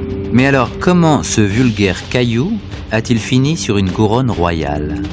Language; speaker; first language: French; native; French